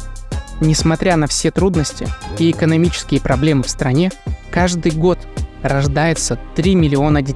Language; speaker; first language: Russian; native; Russian